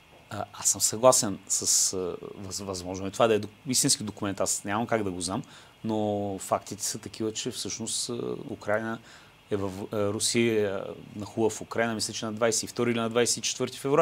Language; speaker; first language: Bulgarian; native; Bulgarian